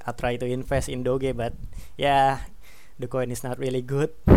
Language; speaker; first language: English; non-native, learner; Indonesian